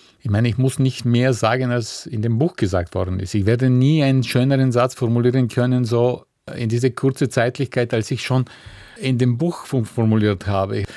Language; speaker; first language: German; non-native, fluent; Bulgarian